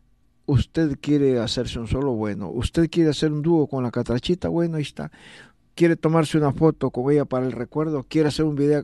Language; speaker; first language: Spanish; native; Spanish